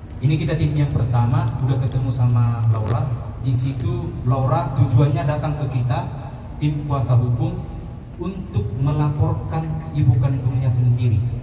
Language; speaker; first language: Indonesian; non-native, local second language; Batak Toba